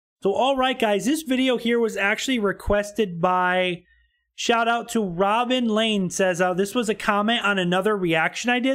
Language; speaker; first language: English; native; English